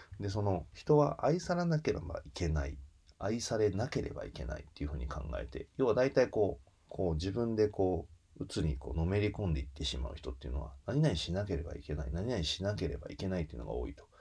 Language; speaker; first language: Japanese; native; Japanese